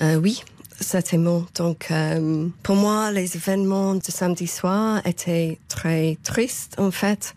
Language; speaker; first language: French; non-native, fluent; English